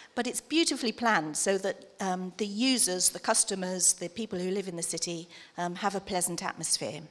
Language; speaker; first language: English; native; English